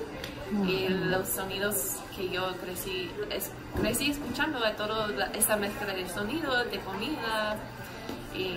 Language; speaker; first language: Spanish; early bilingual, heritage; English